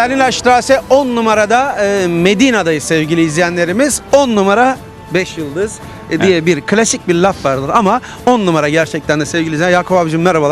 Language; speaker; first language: Turkish; early bilingual, other home language; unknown